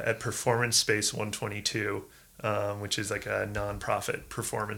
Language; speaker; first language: English; native; English